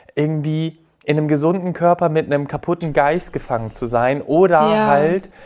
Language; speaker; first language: German; native; German